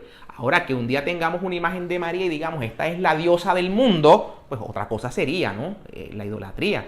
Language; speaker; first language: Spanish; native; Spanish